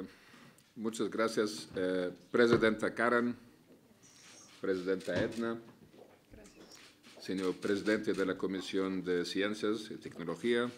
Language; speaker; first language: Spanish; non-native, fluent; Arabic